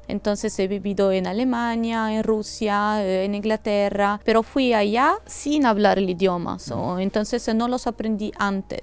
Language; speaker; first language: Spanish; non-native, fluent; Italian